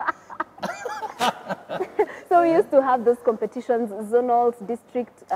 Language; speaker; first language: English; non-native, local second language; Kikuyu